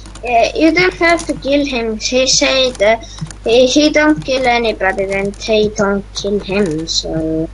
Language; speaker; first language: English; non-native, learner; Estonian